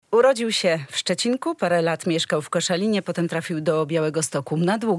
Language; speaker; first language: Polish; native; Polish